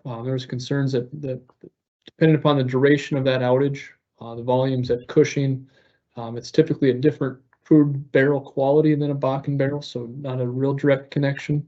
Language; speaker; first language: English; native; English